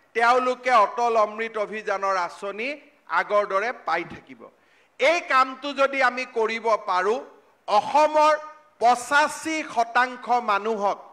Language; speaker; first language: Assamese; native; Assamese